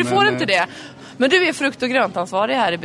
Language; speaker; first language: Swedish; native; Swedish